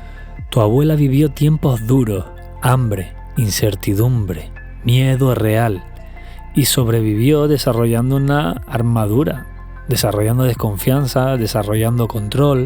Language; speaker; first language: Spanish; native; Spanish